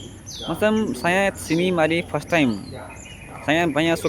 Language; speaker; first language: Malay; non-native, learner; Nepali